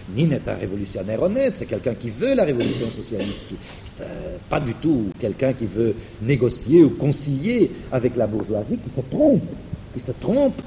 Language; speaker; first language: French; non-native, fluent; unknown